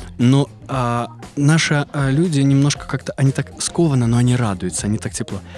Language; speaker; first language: Russian; native; Russian